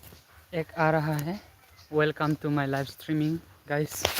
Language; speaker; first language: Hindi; non-native, local second language; Bodo